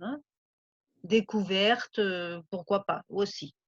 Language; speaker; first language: French; non-native, fluent; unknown